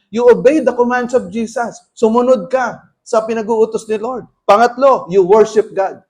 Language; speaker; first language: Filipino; native; Filipino